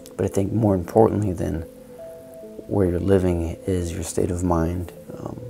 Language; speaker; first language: English; native; English